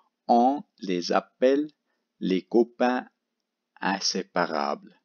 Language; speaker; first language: French; non-native, local second language; German